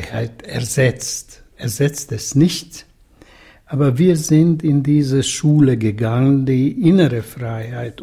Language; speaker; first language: German; non-native, fluent; Russian